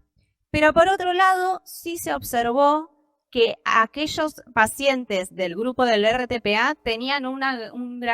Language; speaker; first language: Spanish; native; Spanish